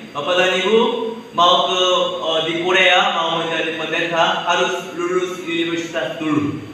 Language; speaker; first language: Indonesian; non-native, fluent; Korean